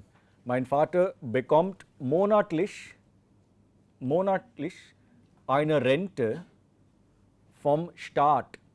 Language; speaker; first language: German; non-native, fluent; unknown